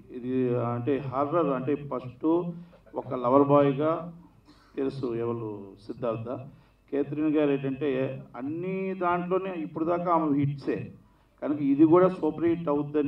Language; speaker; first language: Telugu; native; Telugu